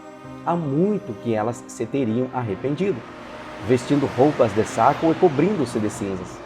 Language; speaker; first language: Portuguese; native; Portuguese